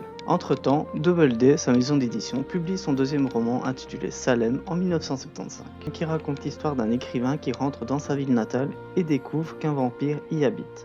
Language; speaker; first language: French; native; French